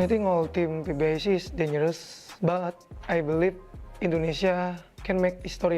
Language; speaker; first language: English; non-native, learner; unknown